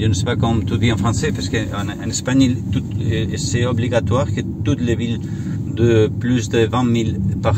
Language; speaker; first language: French; non-native, learner; Spanish